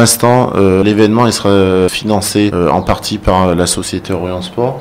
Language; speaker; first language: French; native; French